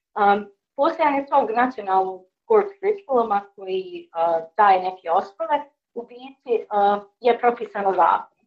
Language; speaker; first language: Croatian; native; Croatian